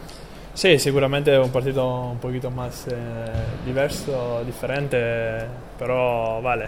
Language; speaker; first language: Spanish; non-native, learner; Italian